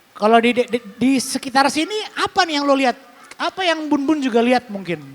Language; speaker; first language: Indonesian; native; Indonesian